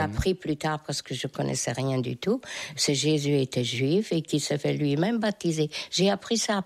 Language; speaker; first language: French; non-native, fluent; Hungarian